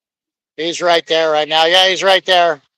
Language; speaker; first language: English; native; English